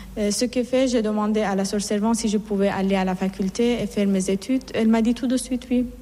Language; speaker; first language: French; non-native, fluent; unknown